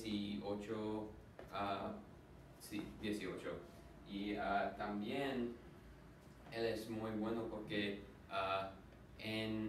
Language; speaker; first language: Spanish; non-native, learner; English